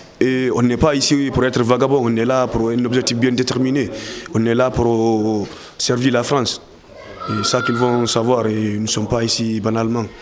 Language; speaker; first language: French; non-native, local second language; Fula